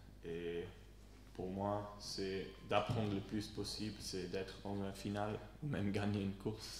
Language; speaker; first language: French; non-native, local second language; Swiss German